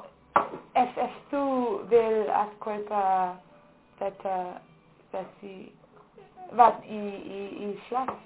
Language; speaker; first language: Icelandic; non-native, learner; English